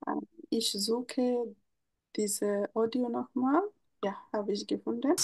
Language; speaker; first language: German; non-native, learner; Bangla